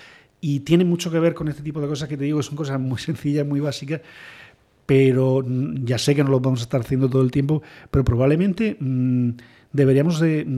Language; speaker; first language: Spanish; native; Spanish